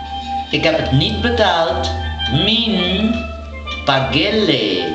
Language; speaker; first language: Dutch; non-native, local second language; Papiamento